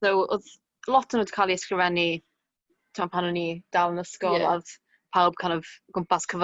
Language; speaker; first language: Welsh; native; Welsh